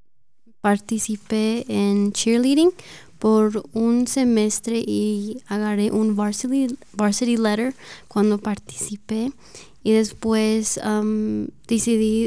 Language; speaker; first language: Spanish; early bilingual, heritage; Spanish